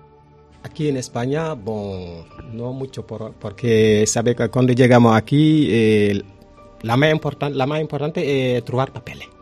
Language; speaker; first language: Spanish; non-native, learner; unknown